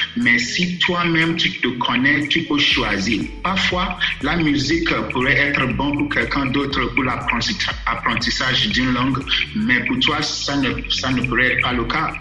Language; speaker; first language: French; non-native, fluent; Yoruba